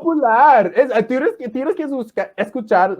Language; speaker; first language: Spanish; non-native, fluent; English